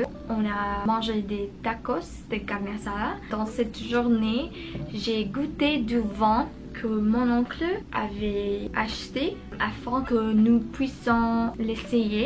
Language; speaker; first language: French; non-native, learner; Spanish